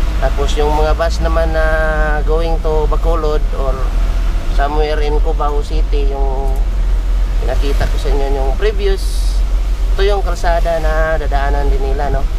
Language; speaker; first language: Filipino; non-native, local second language; Cebuano